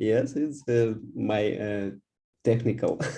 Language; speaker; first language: English; non-native, learner; Russian